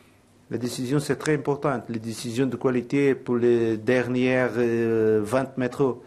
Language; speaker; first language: French; non-native, learner; Portuguese